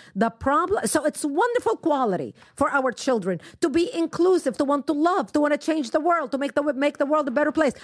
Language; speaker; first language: English; non-native, fluent; Arabic